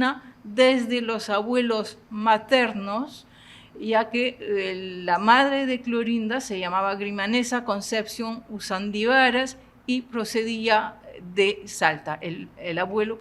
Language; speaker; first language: Spanish; non-native, fluent; French